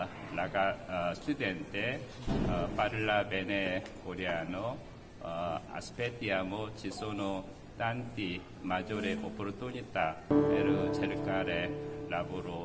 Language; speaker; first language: Italian; non-native, learner; Korean